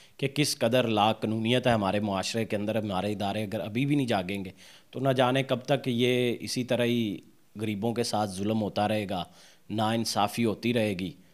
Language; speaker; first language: Urdu; non-native, local second language; Punjabi